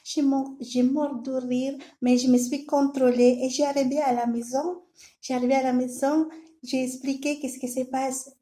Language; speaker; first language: French; non-native, learner; Filipino